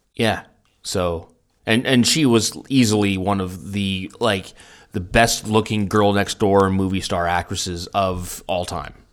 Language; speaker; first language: English; native; English